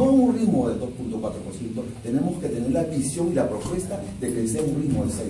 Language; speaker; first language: Spanish; non-native, local second language; Shipibo-Conibo